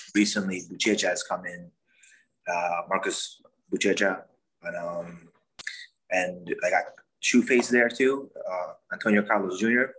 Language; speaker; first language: English; non-native, fluent; Dutch